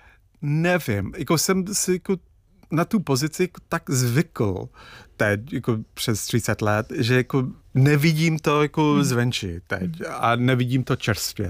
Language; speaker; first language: Czech; non-native, fluent; English